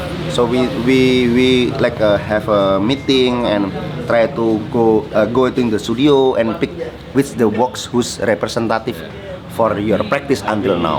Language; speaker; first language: English; non-native, learner; Indonesian